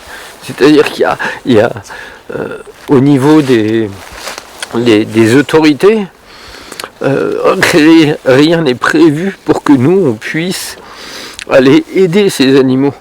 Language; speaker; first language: French; native; French